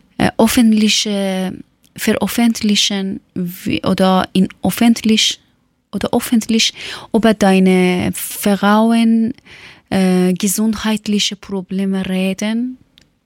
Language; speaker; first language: German; non-native, learner; Persian